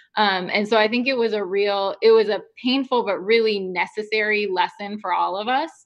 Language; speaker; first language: English; native; English